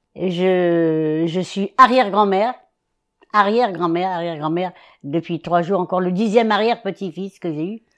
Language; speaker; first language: French; native; French